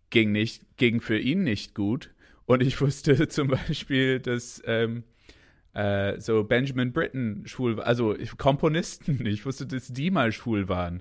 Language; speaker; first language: German; non-native, fluent; English